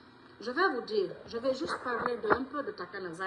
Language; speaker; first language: French; non-native, local second language; Fula